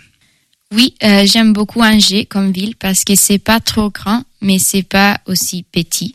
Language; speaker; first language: French; non-native, fluent; Italian